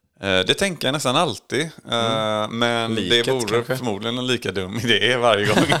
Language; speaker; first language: Swedish; native; Swedish